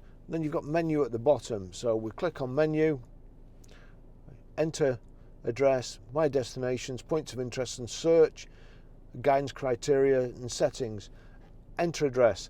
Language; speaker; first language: English; native; English